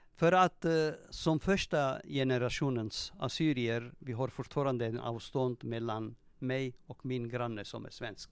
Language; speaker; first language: Swedish; non-native, fluent; Turoyo